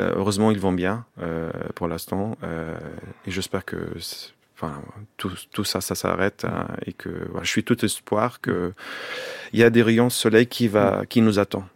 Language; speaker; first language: French; non-native, fluent; Arabic